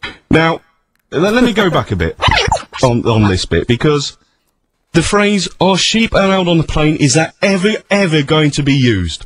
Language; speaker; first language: English; native; English